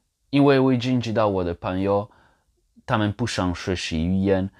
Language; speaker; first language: Chinese; non-native, learner; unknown